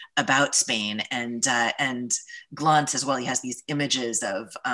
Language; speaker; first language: English; native; English